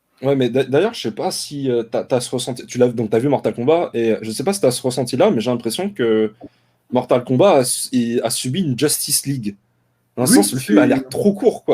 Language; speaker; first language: French; native; French